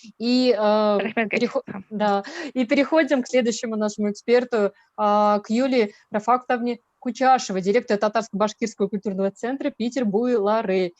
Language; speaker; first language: Russian; native; Russian